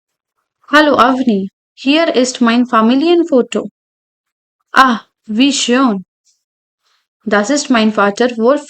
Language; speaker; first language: German; non-native, fluent; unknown